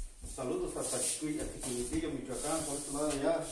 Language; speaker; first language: Spanish; native; Spanish